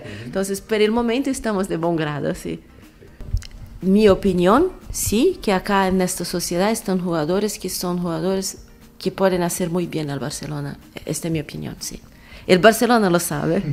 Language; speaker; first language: Spanish; non-native, fluent; Portuguese